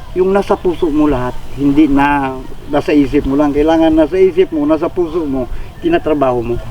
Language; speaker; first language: Filipino; non-native, local second language; Hiligaynon